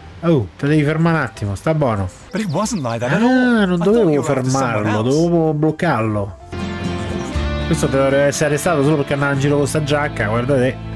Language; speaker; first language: Italian; native; Italian